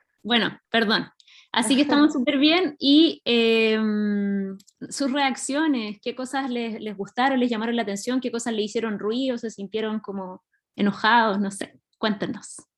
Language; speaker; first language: Spanish; native; Spanish